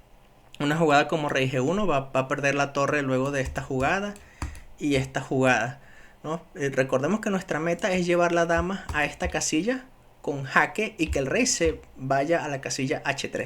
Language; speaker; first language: Spanish; native; Spanish